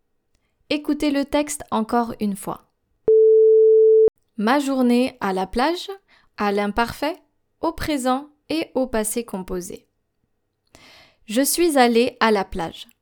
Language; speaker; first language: French; non-native, fluent; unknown